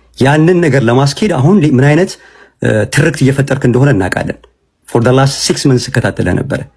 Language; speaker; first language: Amharic; native; Amharic